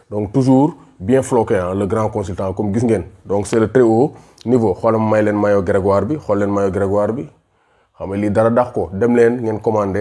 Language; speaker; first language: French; non-native, local second language; Wolof